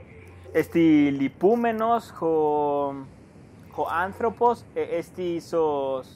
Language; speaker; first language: Greek; non-native, fluent; Spanish